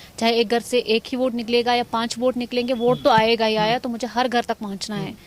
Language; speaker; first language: Hindi; non-native, local second language; Kashmiri